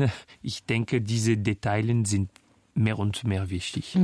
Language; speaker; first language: German; non-native, fluent; French